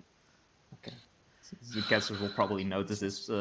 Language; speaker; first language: English; native; English